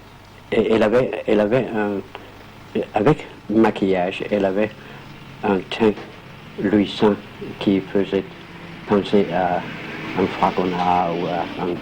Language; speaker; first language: French; non-native, fluent; Danish